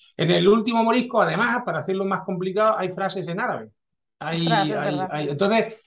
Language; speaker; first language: Spanish; early bilingual, heritage; French